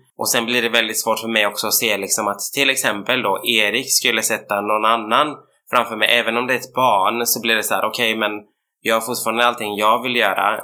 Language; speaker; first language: Swedish; native; Swedish